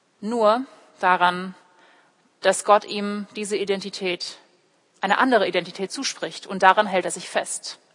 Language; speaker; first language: German; early bilingual, other home language; English